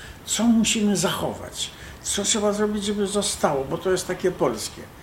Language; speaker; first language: Polish; native; Polish